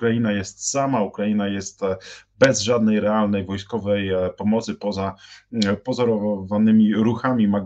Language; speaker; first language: Polish; native; Polish